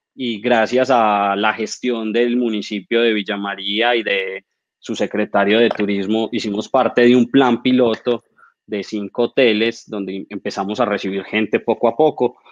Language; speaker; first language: Spanish; native; Spanish